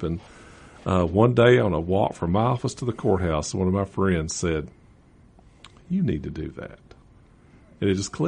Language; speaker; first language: English; native; English